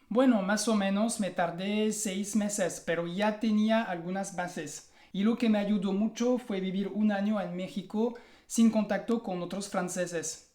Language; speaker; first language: Spanish; non-native, fluent; French